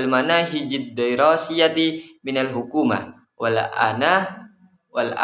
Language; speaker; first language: Arabic; non-native, learner; Indonesian